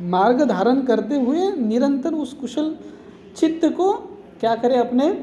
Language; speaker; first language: Hindi; non-native, local second language; Marathi